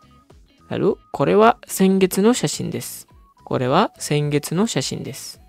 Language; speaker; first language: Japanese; non-native, fluent; Indonesian